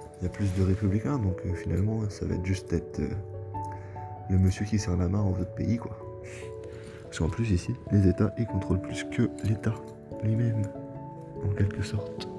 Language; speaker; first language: French; native; French